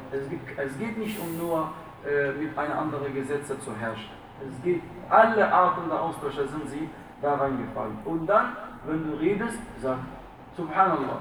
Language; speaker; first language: German; non-native, fluent; Arabic